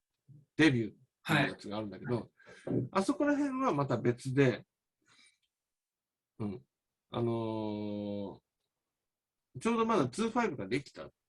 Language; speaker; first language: Japanese; native; Japanese